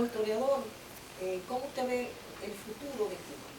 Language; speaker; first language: Spanish; native; Spanish